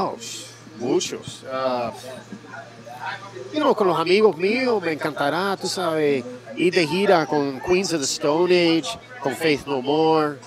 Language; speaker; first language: Spanish; early bilingual, heritage; Spanish